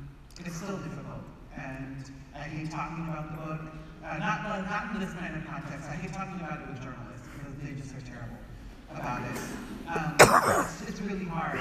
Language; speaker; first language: English; native; English